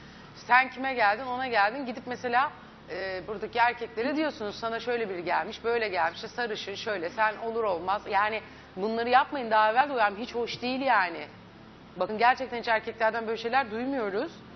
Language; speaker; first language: Turkish; native; Turkish